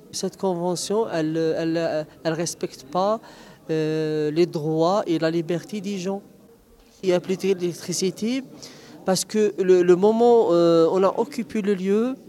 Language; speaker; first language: French; non-native, local second language; Arabic